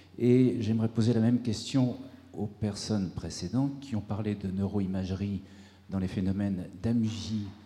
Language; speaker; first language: French; native; French